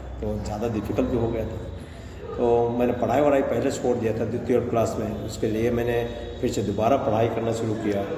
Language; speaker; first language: Hindi; non-native, local second language; Manipuri